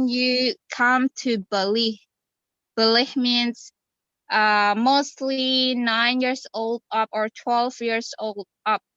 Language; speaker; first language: English; non-native, fluent; Indonesian